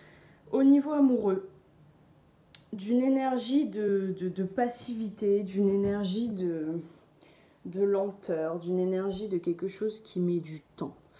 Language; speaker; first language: French; native; French